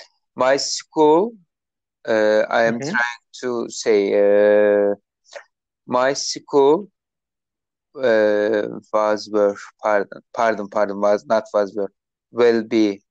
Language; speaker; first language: English; non-native, learner; Turkish